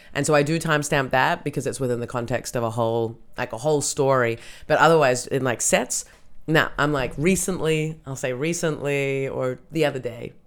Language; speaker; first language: English; native; English